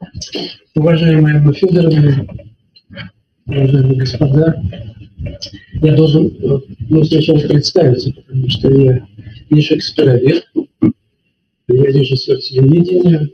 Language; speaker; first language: Russian; native; Russian